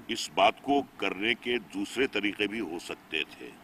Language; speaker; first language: Hindi; native; Hindi